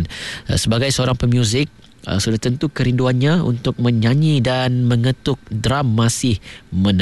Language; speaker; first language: Malay; native; Malay